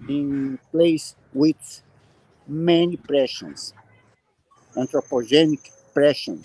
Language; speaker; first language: English; non-native, learner; Portuguese